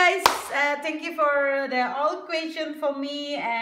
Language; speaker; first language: English; non-native, learner; Indonesian